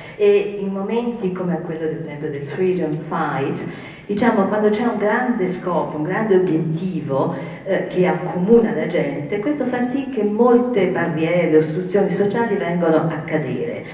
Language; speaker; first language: Italian; native; Italian